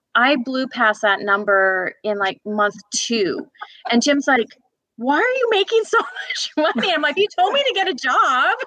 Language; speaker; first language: English; native; English